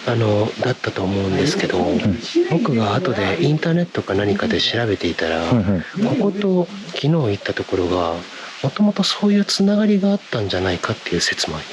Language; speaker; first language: Japanese; native; Japanese